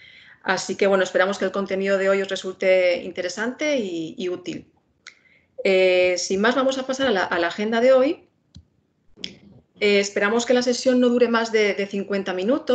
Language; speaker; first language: Spanish; native; Spanish